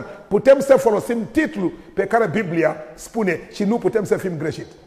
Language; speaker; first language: Romanian; non-native, learner; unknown